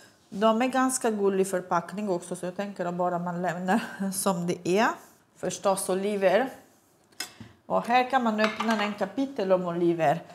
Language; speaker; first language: Swedish; non-native, fluent; Italian